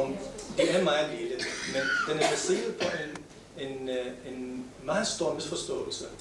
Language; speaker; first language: Danish; non-native, local second language; Arabic